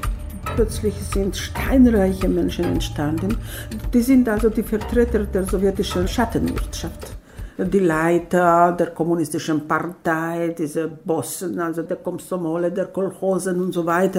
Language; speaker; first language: German; non-native, fluent; Georgian